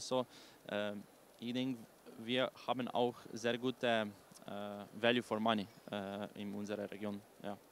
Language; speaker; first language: German; non-native, learner; Slovenian